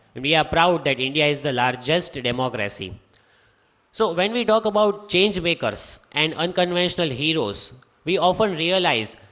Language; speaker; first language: English; non-native, local second language; Hindi